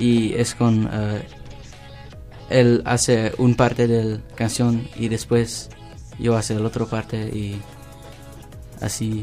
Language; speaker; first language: Spanish; early bilingual, heritage; Spanish